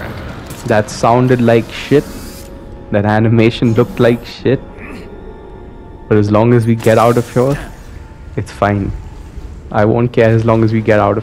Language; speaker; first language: English; native; English